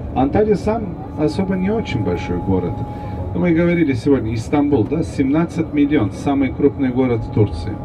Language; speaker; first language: Russian; non-native, fluent; Turkish